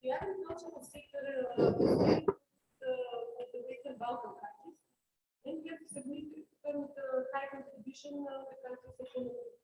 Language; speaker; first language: English; non-native, fluent; Macedonian